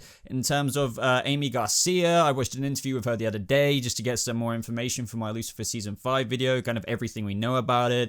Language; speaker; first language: English; native; English